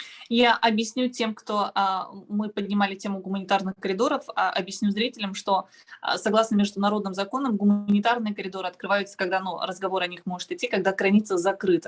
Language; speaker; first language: Russian; native; Russian